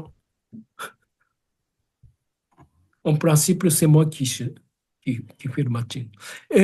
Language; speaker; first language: French; non-native, fluent; Japanese